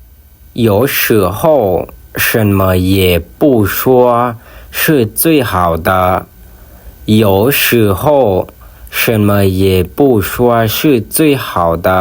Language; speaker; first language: Chinese; non-native, fluent; Lao